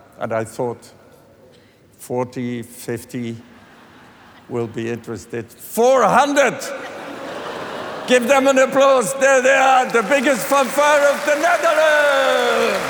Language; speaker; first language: English; non-native, fluent; Dutch